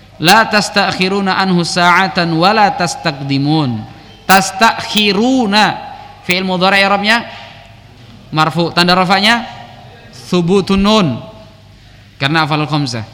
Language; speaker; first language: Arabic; non-native, local second language; Indonesian